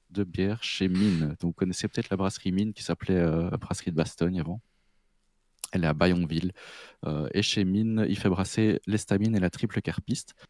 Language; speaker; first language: French; native; French